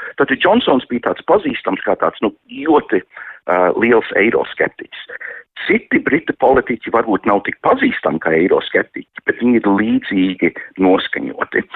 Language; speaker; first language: Latvian; early bilingual, heritage; Latvian